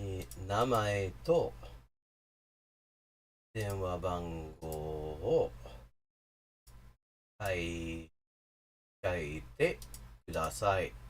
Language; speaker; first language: Japanese; non-native, learner; English